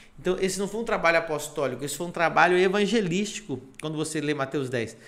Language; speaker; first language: Portuguese; non-native, fluent; Spanish